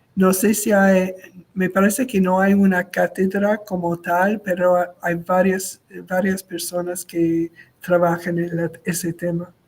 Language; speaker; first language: Spanish; non-native, local second language; French